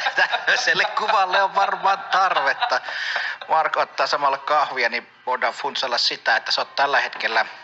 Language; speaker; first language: Finnish; native; Finnish